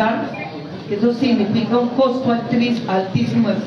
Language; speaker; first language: Spanish; native; Spanish